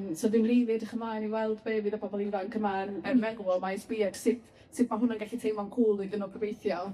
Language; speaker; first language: Welsh; native; Welsh